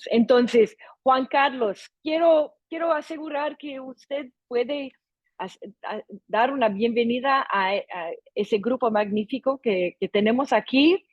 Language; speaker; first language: Spanish; non-native, fluent; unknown